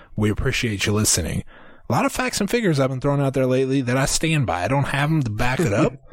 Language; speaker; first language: English; native; English